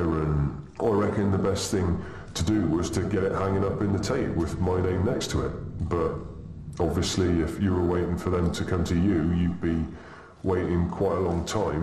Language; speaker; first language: English; native; English